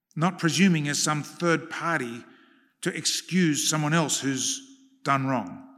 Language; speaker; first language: English; early bilingual, other home language; Hungarian